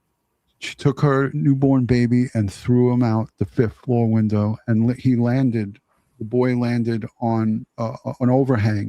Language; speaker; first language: English; native; English